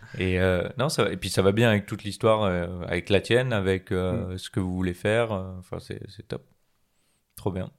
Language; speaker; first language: French; native; French